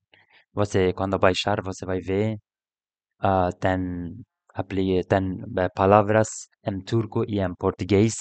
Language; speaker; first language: Portuguese; non-native, learner; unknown